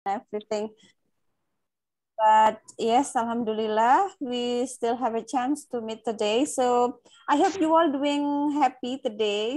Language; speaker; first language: English; non-native, fluent; Indonesian